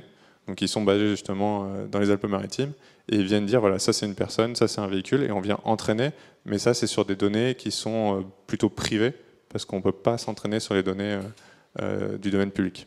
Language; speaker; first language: French; native; French